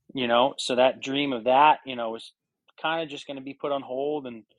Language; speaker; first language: English; native; English